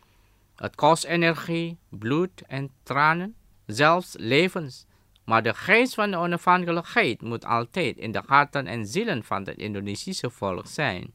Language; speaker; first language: Dutch; non-native, fluent; Indonesian